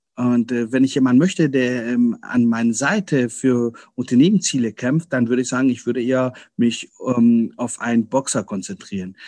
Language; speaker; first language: German; early bilingual, other home language; Persian